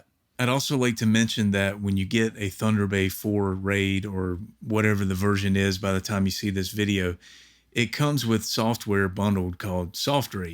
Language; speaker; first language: English; native; English